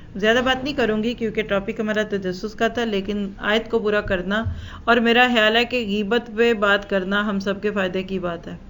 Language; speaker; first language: Urdu; native; Urdu